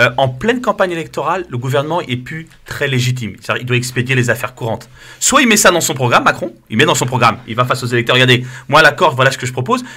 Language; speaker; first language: French; native; French